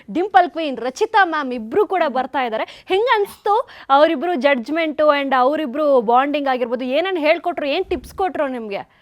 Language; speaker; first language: Kannada; native; Kannada